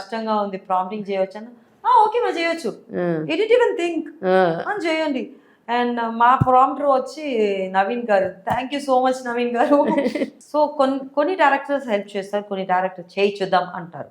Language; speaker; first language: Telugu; non-native, learner; Tamil